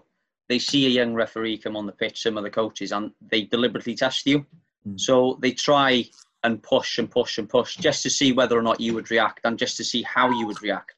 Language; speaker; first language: English; native; English